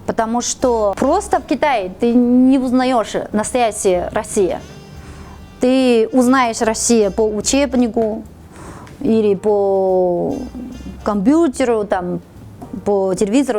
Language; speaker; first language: Russian; non-native, fluent; Chinese